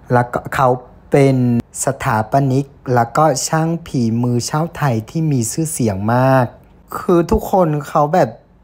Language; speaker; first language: Thai; non-native, fluent; Vietnamese